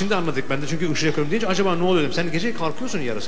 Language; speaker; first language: Turkish; native; Turkish